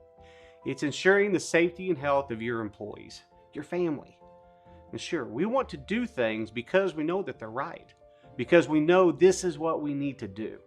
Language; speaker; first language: English; native; English